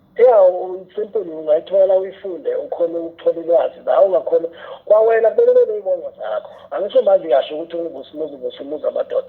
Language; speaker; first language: Zulu; non-native, local second language; South Ndebele